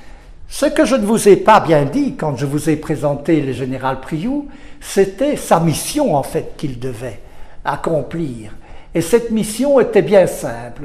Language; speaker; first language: French; native; French